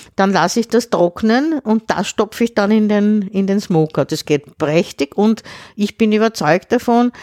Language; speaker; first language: German; native; German